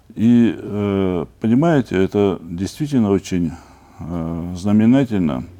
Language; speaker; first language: Russian; non-native, local second language; Chechen